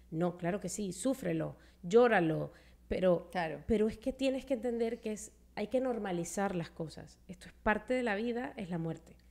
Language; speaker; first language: Spanish; native; Spanish